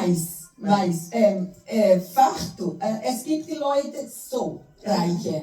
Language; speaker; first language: German; non-native, learner; Portuguese